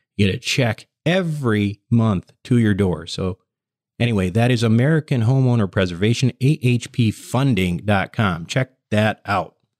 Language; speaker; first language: English; native; English